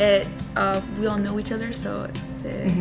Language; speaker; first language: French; non-native, learner; English